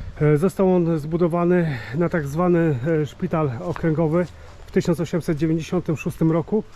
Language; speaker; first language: Polish; native; Polish